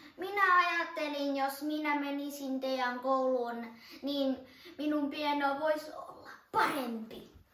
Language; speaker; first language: Finnish; early bilingual, other home language; Chinese